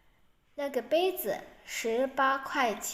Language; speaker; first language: Chinese; non-native, fluent; Indonesian